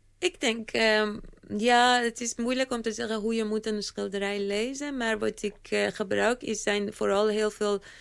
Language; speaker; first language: Dutch; non-native, fluent; Persian